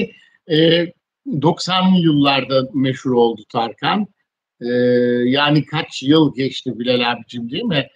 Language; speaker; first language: Turkish; native; Turkish